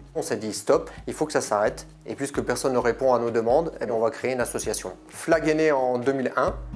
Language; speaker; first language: French; native; French